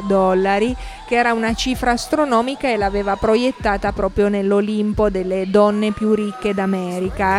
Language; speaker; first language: Italian; native; Italian